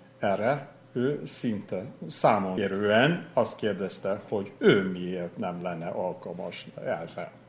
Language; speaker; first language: Hungarian; non-native, fluent; English